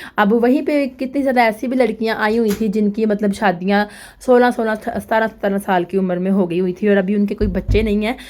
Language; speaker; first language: Urdu; non-native, local second language; Punjabi